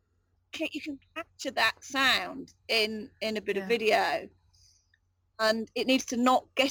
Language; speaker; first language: English; native; English